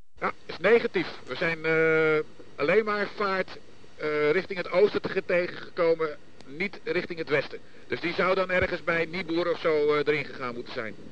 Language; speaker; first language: Dutch; native; Dutch